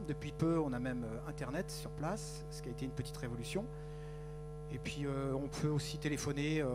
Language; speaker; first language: French; native; French